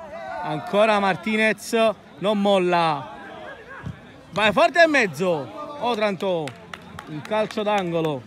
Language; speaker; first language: Italian; native; Italian